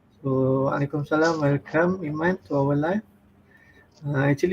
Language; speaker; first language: English; non-native, fluent; Malay